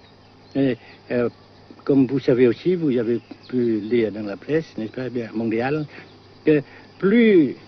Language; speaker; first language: French; non-native, local second language; Vietnamese